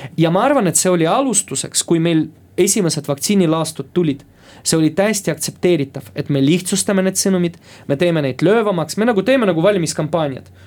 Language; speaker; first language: Estonian; non-native, local second language; Russian